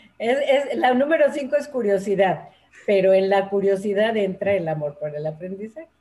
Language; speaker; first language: Spanish; native; Spanish